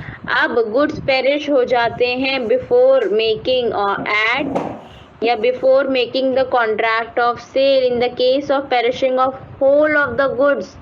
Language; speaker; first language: Hindi; native; Hindi